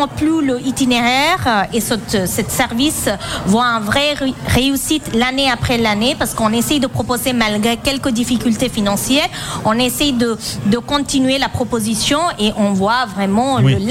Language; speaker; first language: French; non-native, fluent; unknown